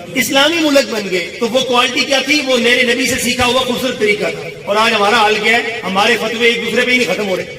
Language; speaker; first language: Urdu; non-native, local second language; Punjabi